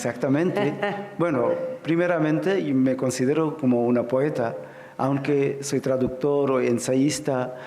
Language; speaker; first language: Spanish; non-native, fluent; Bangla